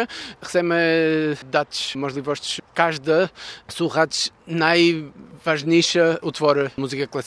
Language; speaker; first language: Polish; non-native, learner; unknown